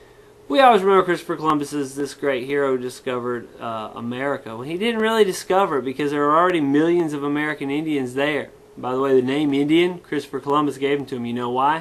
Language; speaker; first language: English; native; English